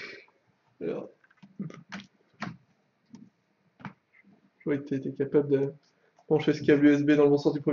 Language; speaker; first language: French; native; French